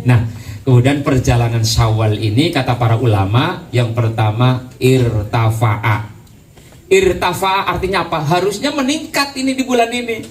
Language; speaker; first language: Indonesian; non-native, local second language; Javanese